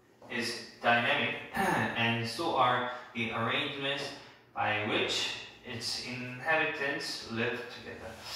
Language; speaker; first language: English; non-native, fluent; Korean